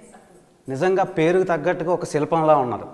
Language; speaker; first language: Telugu; native; Telugu